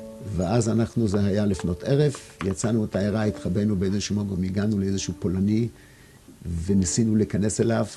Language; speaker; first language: Hebrew; non-native, fluent; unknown